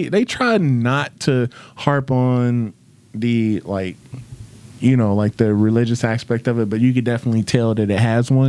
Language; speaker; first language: English; native; English